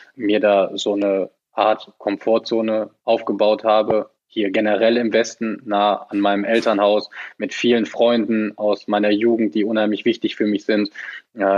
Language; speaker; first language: German; native; German